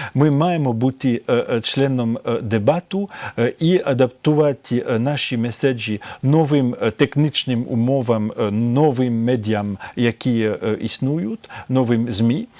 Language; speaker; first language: Ukrainian; non-native, fluent; French